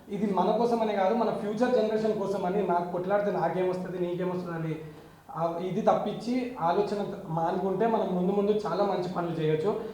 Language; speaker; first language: Telugu; native; Telugu